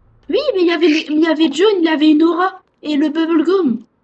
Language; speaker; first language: French; native; French